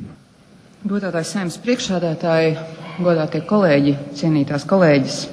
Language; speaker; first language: Latvian; native; Latvian